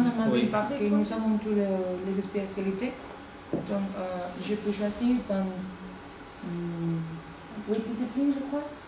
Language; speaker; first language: French; non-native, learner; Spanish